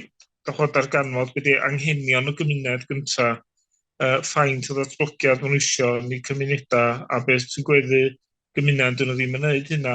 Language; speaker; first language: Welsh; native; Welsh